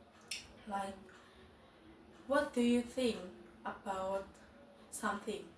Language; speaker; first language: English; non-native, fluent; Indonesian